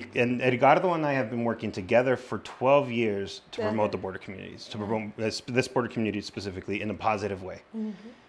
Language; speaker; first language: English; early bilingual, other home language; Spanish